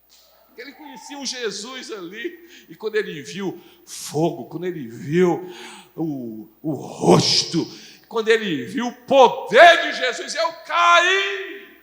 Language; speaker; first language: Portuguese; native; Portuguese